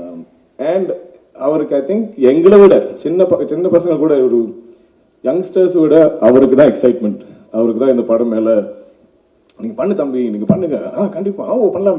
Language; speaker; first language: Tamil; non-native, local second language; Malayalam